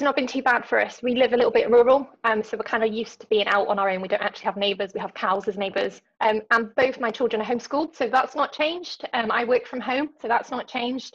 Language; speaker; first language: English; native; English